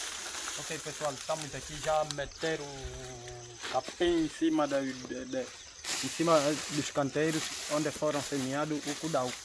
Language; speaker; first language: Portuguese; non-native, local second language; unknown